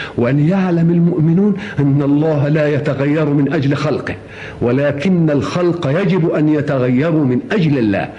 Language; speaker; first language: Arabic; native; Arabic